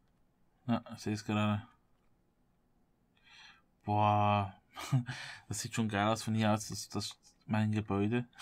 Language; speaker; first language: German; native; German